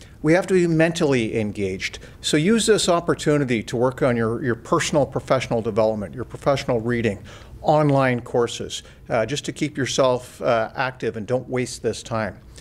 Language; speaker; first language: English; native; English